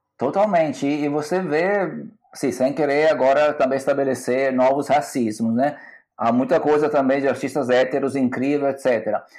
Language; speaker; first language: Portuguese; non-native, fluent; Italian